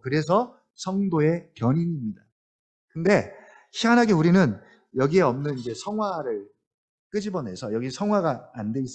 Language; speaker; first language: Korean; native; Korean